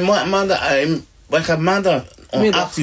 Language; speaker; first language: Dutch; non-native, learner; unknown